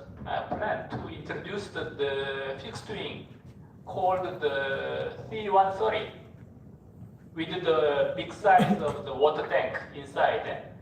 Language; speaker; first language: English; non-native, fluent; Korean